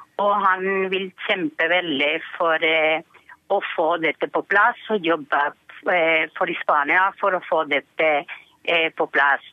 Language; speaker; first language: Norwegian; non-native, fluent; Spanish